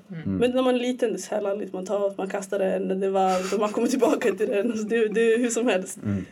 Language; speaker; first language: Swedish; early bilingual, other home language; Somali